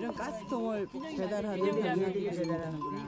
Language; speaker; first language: Korean; native; Korean